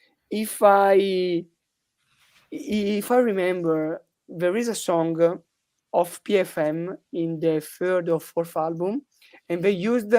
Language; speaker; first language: English; non-native, learner; Italian